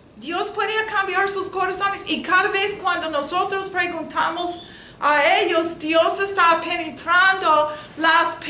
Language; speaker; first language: Spanish; non-native, learner; English